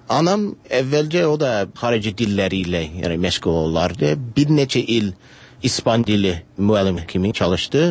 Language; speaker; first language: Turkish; non-native, learner; English